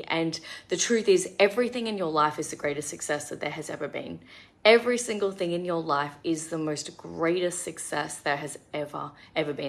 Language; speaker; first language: English; native; English